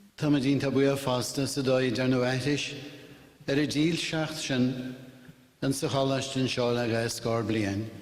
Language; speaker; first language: Irish; native; Irish